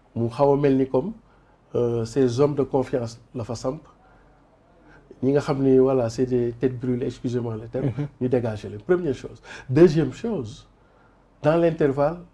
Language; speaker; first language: Wolof; non-native, local second language; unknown